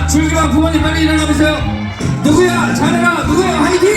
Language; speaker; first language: Korean; native; Korean